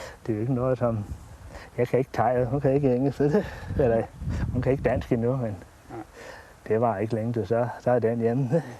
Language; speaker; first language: Danish; native; Danish